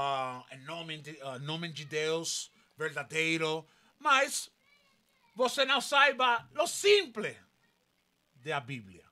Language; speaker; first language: Portuguese; non-native, learner; Spanish